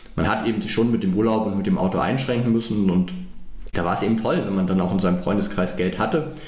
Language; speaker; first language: German; native; German